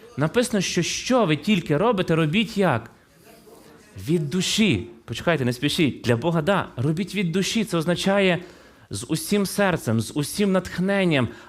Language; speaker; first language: Ukrainian; non-native, local second language; Russian